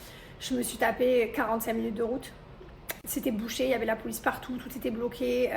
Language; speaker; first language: French; native; French